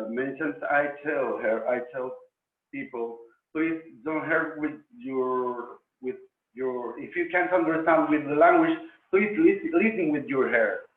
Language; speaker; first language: English; non-native, learner; Spanish